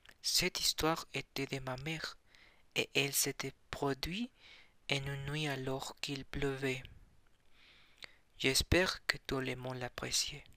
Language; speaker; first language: French; non-native, learner; Spanish